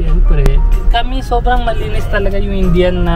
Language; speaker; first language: Filipino; non-native, learner; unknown